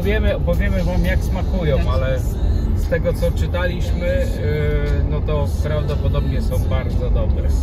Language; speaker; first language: Polish; native; Polish